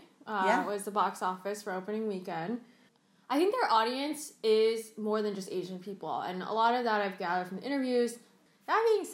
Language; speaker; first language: English; early bilingual, other home language; Cantonese